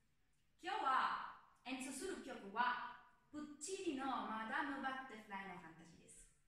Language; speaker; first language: Japanese; non-native, learner; Italian